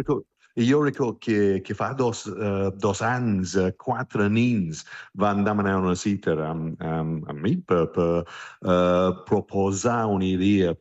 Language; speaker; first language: Catalan; non-native, fluent; English